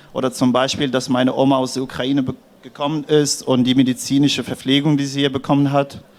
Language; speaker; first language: German; non-native, fluent; Arabic